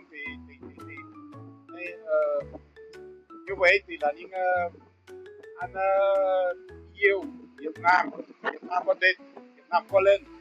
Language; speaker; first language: Vietnamese; non-native, learner; Russian